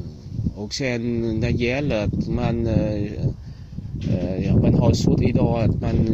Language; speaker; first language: Swedish; non-native, learner; Vietnamese